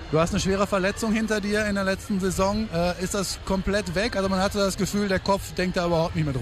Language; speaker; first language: German; native; German